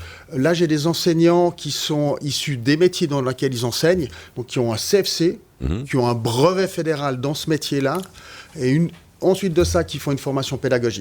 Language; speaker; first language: French; native; French